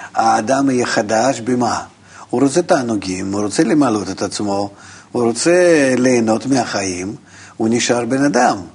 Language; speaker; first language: Hebrew; non-native, fluent; Russian